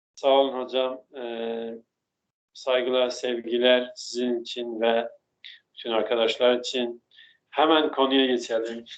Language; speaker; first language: Turkish; non-native, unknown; Persian